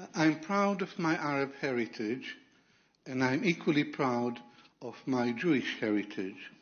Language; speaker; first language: English; non-native, fluent; Arabic